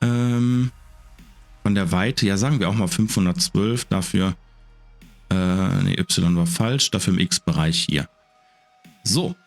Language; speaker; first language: German; native; German